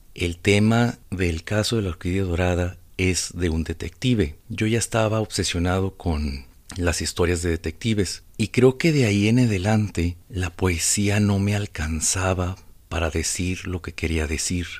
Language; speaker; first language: Spanish; native; Spanish